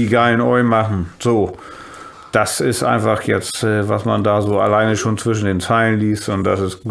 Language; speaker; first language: German; native; German